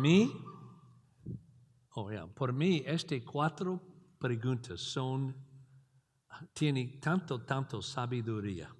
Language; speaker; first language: Spanish; non-native, learner; English